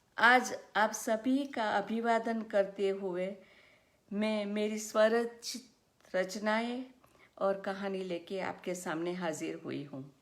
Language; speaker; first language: Hindi; non-native, local second language; Gujarati